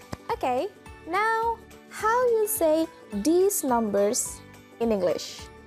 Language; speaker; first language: English; non-native, fluent; Indonesian